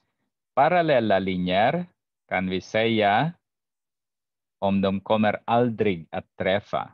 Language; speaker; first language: Swedish; non-native, fluent; Arabic